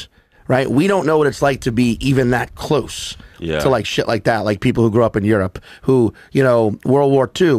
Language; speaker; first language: English; native; English